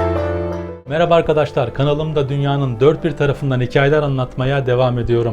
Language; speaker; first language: Turkish; native; Turkish